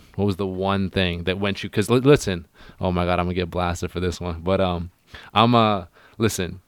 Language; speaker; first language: English; native; English